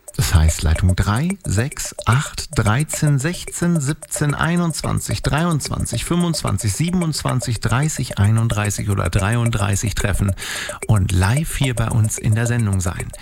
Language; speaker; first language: German; native; German